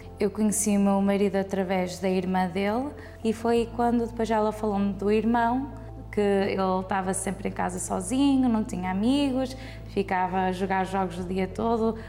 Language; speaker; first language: Portuguese; early bilingual, heritage; English